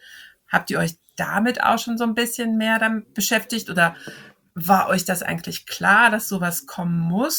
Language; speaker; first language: German; native; German